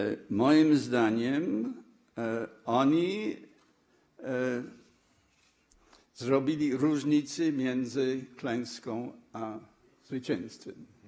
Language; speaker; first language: Polish; non-native, fluent; English